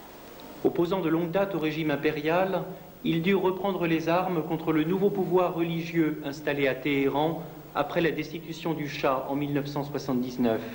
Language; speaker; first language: French; native; French